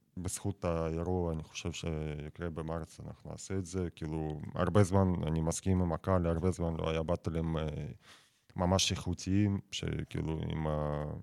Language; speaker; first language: Hebrew; non-native, fluent; Russian